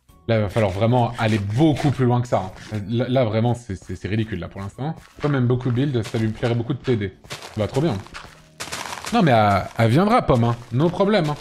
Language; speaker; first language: French; native; French